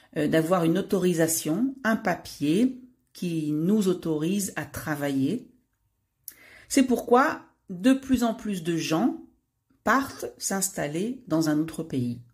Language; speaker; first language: French; native; French